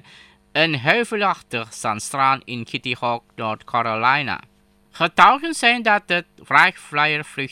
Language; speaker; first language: Dutch; non-native, fluent; Indonesian